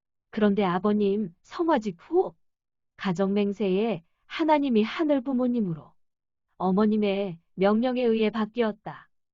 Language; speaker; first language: Korean; non-native, fluent; Japanese